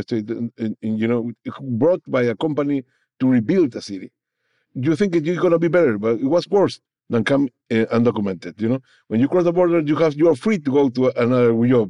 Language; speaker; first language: English; non-native, learner; Spanish